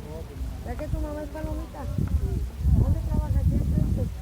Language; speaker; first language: Spanish; native; Spanish